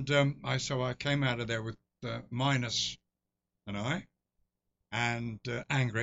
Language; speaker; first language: English; native; English